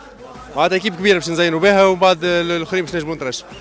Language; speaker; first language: Arabic; native; Arabic